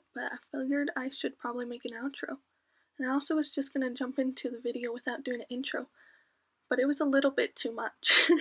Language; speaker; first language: English; native; English